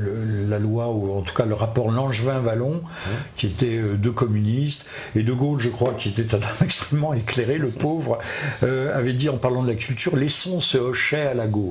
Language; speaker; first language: French; native; French